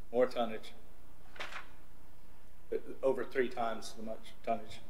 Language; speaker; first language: English; native; English